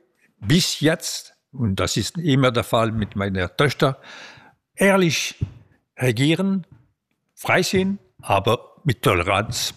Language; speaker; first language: German; non-native, local second language; French